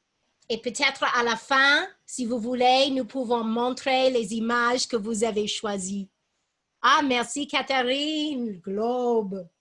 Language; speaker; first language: French; non-native, fluent; English